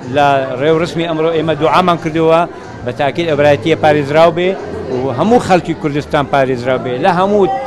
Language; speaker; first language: Central Kurdish; non-native, local second language; Assyrian Neo-Aramaic